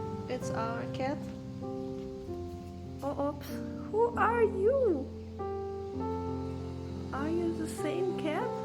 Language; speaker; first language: English; non-native, fluent; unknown